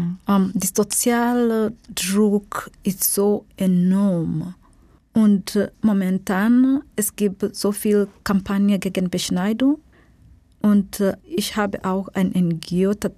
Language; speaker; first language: German; non-native, fluent; Swahili